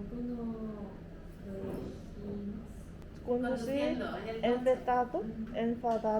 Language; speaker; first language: Spanish; non-native, learner; Korean